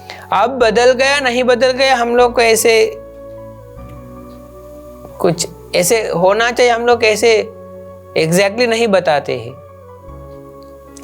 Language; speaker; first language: Hindi; non-native, local second language; Sinhala